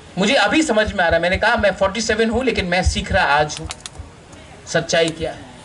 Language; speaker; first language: Hindi; non-native, local second language; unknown